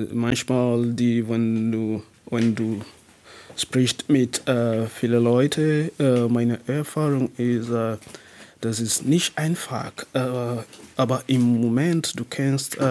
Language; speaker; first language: German; non-native, learner; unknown